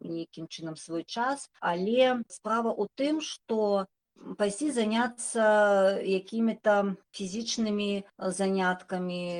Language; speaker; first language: Belarusian; native; Belarusian